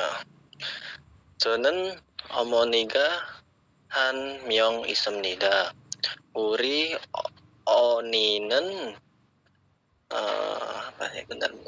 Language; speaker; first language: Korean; non-native, learner; Indonesian